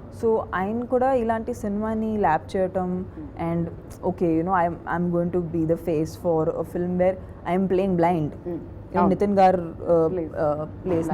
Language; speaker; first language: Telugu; non-native, fluent; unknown